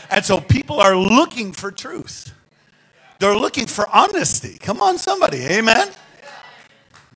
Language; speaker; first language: English; native; English